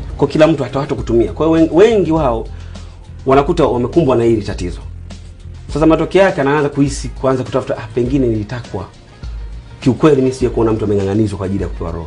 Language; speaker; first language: Swahili; native; Swahili